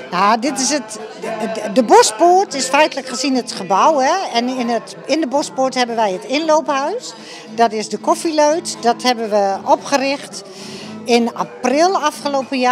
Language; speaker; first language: Dutch; native; Dutch